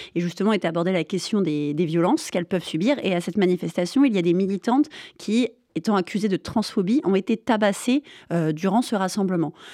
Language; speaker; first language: French; native; French